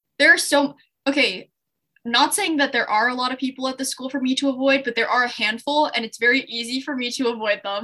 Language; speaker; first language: English; native; English